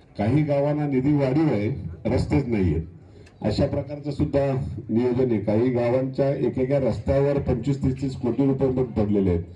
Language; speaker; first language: Marathi; native; Marathi